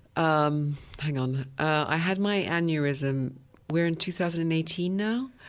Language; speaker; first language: English; early bilingual, other home language; French